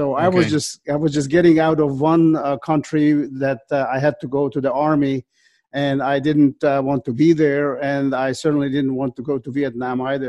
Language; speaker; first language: English; non-native, fluent; Slovak